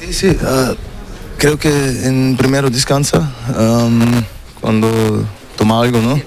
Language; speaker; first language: Spanish; non-native, learner; German